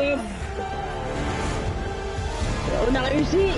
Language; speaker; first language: French; native; French